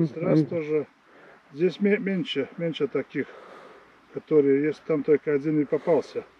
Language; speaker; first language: Russian; non-native, fluent; Latvian